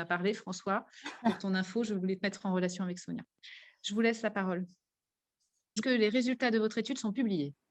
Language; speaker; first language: French; native; French